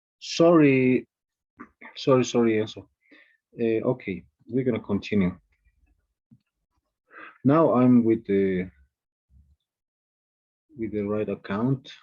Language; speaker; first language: English; non-native, fluent; Spanish